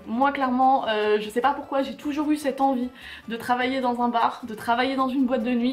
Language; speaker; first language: French; native; French